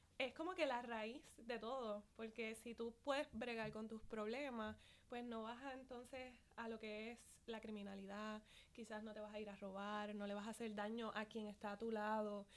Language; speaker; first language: Spanish; native; Spanish